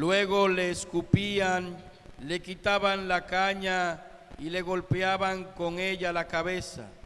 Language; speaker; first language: Spanish; native; Spanish